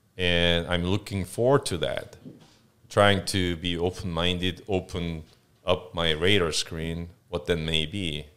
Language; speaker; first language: English; non-native, fluent; Korean